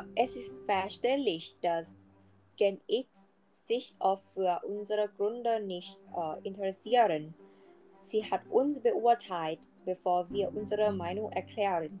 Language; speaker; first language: German; non-native, learner; Thai